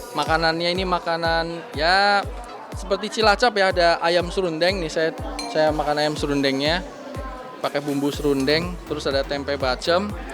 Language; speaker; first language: Indonesian; native; Indonesian